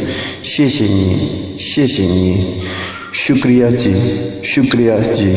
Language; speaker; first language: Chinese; non-native, learner; Tibetan